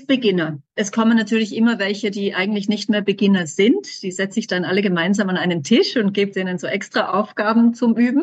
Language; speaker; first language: German; native; German